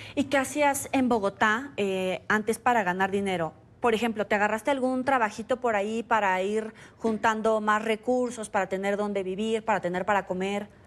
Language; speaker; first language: Spanish; native; Spanish